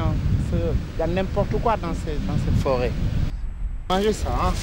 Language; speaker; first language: French; non-native, local second language; Wolof